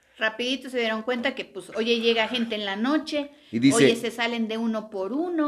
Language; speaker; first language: Spanish; native; Spanish